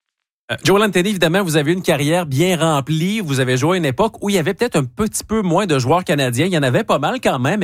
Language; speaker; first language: French; native; French